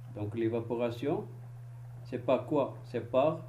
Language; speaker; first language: French; non-native, local second language; Arabic